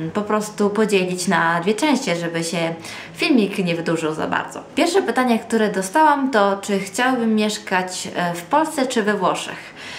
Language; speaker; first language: Polish; early bilingual, other home language; Italian